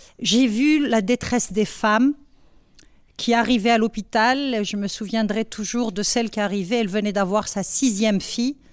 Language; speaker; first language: French; non-native, local second language; Arabic